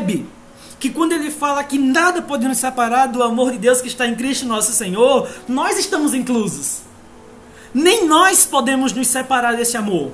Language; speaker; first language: Portuguese; native; Portuguese